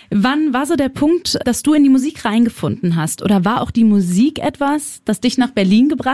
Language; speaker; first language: German; native; German